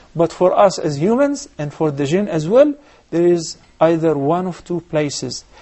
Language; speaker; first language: English; non-native, fluent; Arabic